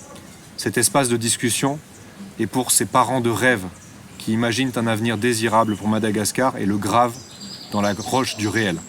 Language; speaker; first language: French; native; French